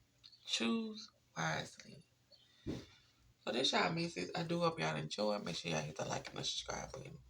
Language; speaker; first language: English; native; English